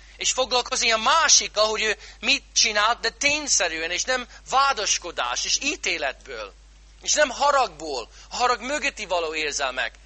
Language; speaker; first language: Hungarian; non-native, fluent; English